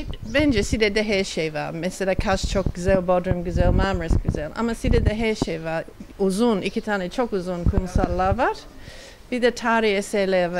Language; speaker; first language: Turkish; non-native, fluent; English